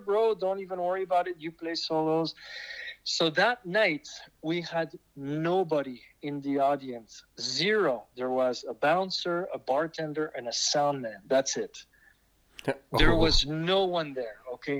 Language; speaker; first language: English; non-native, fluent; French